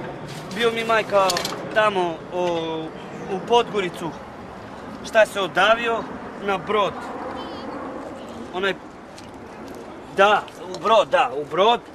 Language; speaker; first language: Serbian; non-native, local second language; Romany